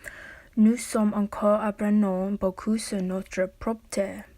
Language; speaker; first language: French; non-native, learner; English